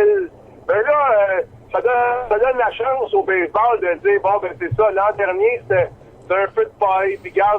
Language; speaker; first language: French; native; French